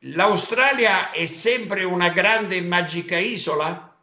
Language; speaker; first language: Italian; native; Italian